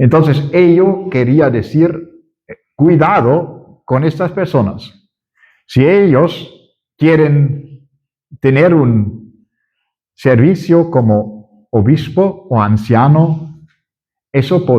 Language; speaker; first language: Spanish; non-native, fluent; German